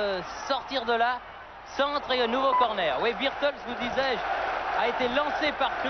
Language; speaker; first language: French; native; French